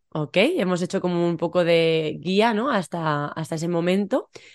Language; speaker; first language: Spanish; native; Spanish